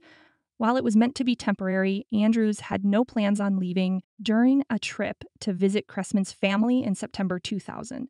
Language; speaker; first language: English; native; English